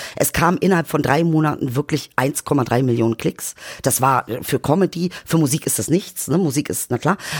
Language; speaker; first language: German; early bilingual, other home language; Turkish